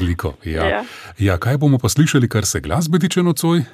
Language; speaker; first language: Slovenian; native; Slovenian